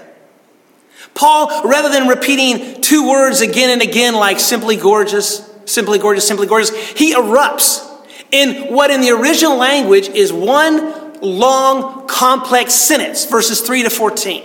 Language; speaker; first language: English; native; English